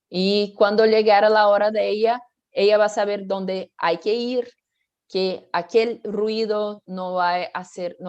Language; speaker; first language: Spanish; non-native, fluent; Portuguese